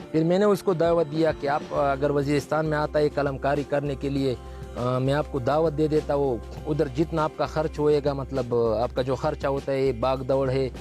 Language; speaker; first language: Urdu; non-native, local second language; Pashto